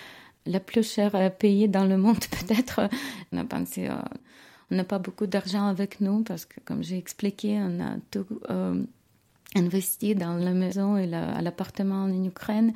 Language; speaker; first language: French; non-native, learner; Ukrainian